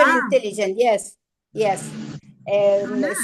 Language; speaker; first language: English; non-native, learner; Spanish